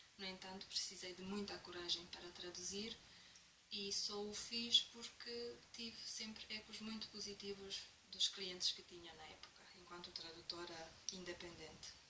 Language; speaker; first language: Portuguese; non-native, fluent; Romanian